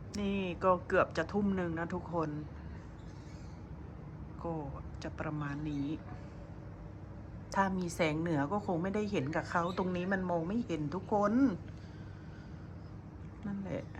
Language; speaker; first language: Thai; native; Thai